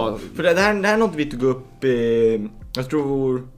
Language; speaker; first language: Swedish; early bilingual, other home language; Lithuanian